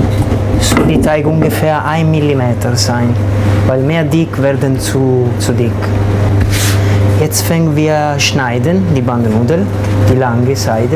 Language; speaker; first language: German; non-native, learner; Italian